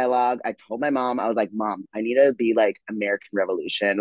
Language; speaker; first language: English; native; English